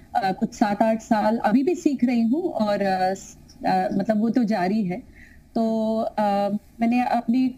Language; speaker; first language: Hindi; non-native, local second language; Tamil